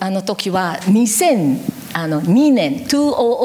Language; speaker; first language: Japanese; non-native, learner; Korean